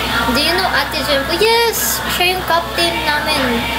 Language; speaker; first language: English; non-native, local second language; Filipino